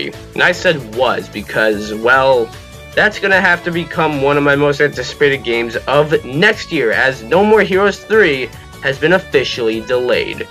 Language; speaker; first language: English; native; English